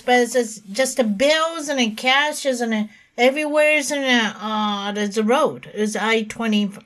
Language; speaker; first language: English; non-native, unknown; Japanese